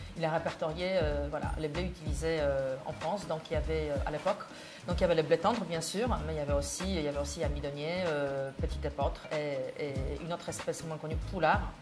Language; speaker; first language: French; non-native, fluent; Polish